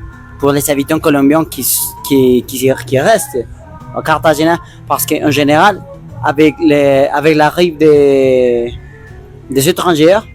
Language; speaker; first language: French; non-native, learner; Spanish